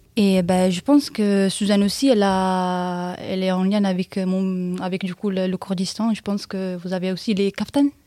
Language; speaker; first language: French; non-native, fluent; Arabic